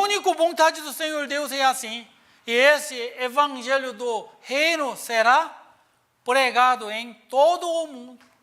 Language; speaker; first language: Portuguese; non-native, learner; Korean